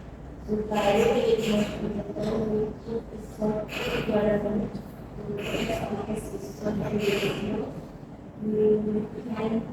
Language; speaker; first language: English; non-native, learner; Indonesian